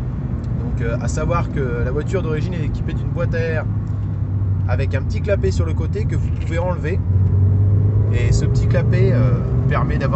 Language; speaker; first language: French; native; French